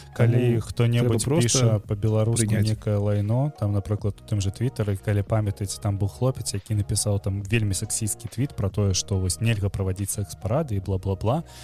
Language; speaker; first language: Belarusian; non-native, local second language; Russian